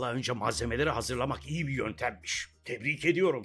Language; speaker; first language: Turkish; native; Turkish